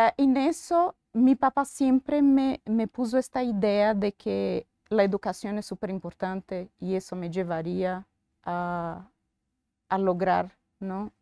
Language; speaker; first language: Spanish; non-native, fluent; Portuguese